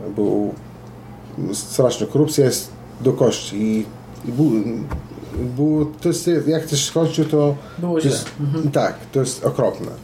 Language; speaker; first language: Polish; non-native, fluent; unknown